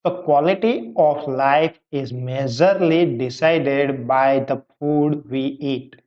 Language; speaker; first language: English; non-native, local second language; Gujarati